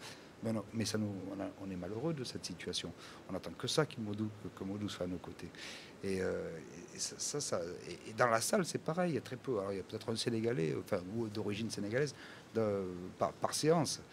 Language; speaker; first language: French; native; French